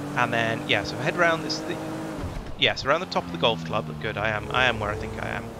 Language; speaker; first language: English; native; English